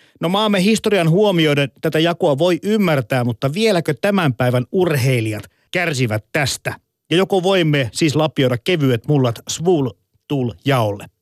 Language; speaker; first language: Finnish; native; Finnish